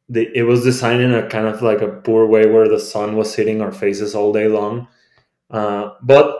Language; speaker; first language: English; non-native, fluent; Spanish